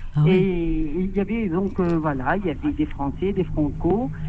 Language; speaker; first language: French; non-native, local second language; Arabic